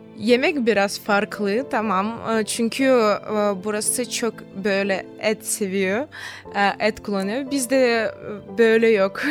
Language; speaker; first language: Turkish; non-native, fluent; Russian